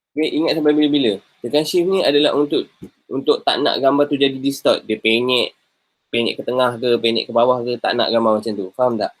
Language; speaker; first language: Malay; native; Malay